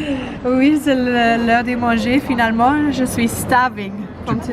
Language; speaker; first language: French; non-native, learner; Italian